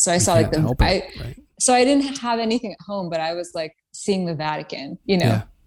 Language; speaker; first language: English; early bilingual, other home language; Persian